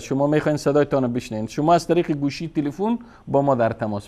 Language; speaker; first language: Persian; native; Persian